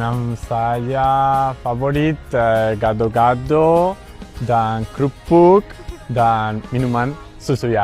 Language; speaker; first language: Indonesian; non-native, learner; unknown